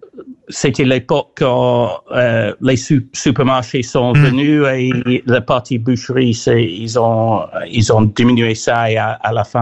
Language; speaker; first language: French; non-native, fluent; English